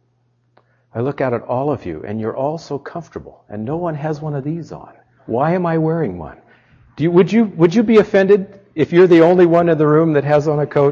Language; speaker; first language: English; native; English